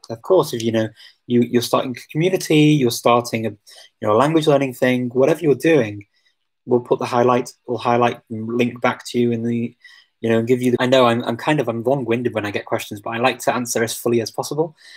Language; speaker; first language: English; native; English